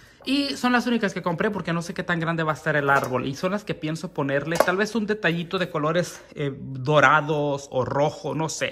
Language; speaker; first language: Spanish; native; Spanish